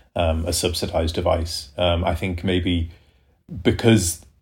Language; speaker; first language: English; native; English